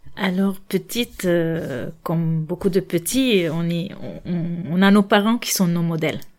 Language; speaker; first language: French; non-native, local second language; Arabic